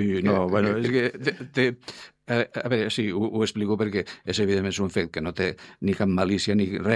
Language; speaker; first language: Catalan; non-native, fluent; Spanish